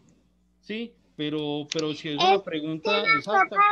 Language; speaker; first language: Spanish; native; Spanish